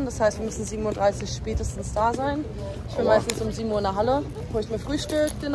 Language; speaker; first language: German; native; German